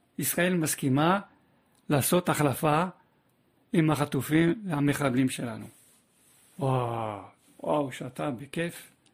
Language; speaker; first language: Hebrew; non-native, fluent; French